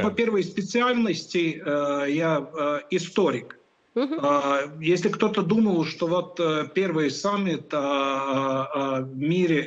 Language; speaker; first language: Russian; non-native, local second language; Latvian